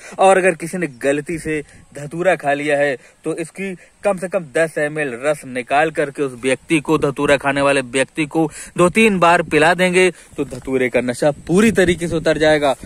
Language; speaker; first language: Hindi; native; Hindi